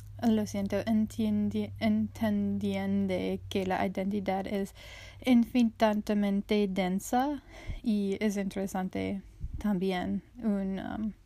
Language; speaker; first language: Spanish; non-native, learner; English